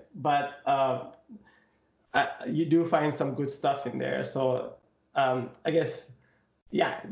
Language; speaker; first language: English; non-native, local second language; Nyanja